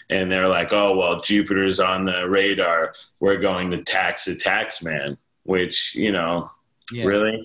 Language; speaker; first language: English; native; English